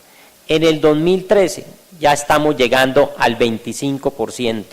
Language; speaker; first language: Spanish; native; Spanish